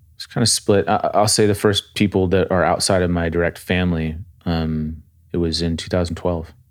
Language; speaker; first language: English; native; English